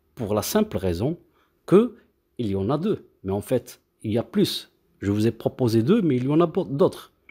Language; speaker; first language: French; non-native, local second language; Arabic